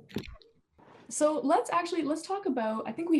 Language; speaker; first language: English; native; English